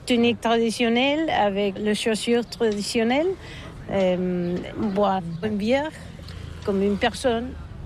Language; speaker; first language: French; non-native, learner; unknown